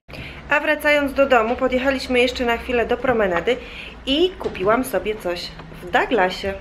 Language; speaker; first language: Polish; native; Polish